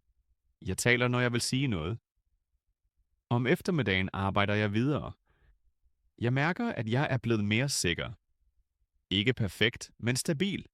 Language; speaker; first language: Danish; non-native, fluent; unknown